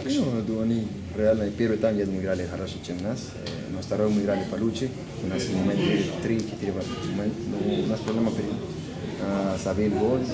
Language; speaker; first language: Russian; non-native, learner; Spanish